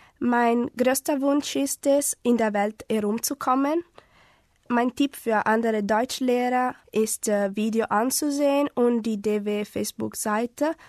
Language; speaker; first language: German; non-native, fluent; Italian